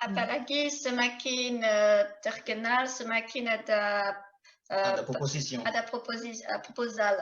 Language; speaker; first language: Indonesian; non-native, fluent; French